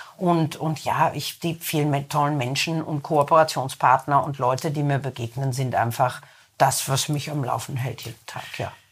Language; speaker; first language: German; native; German